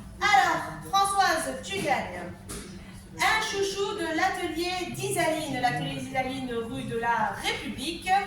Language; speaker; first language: French; native; French